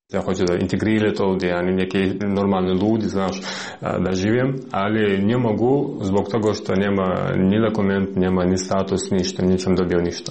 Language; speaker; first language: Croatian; non-native, learner; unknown